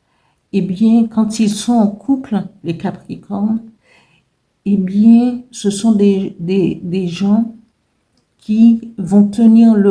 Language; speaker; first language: French; native; French